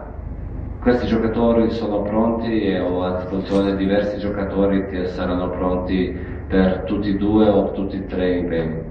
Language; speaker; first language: Italian; non-native, fluent; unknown